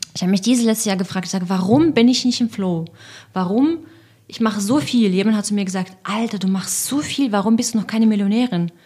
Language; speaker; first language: German; non-native, fluent; Russian